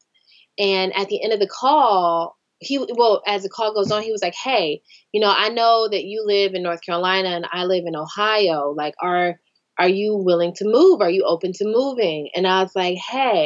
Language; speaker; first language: English; native; English